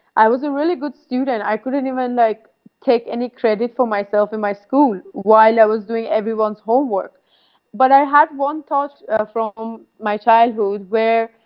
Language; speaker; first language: English; non-native, fluent; Persian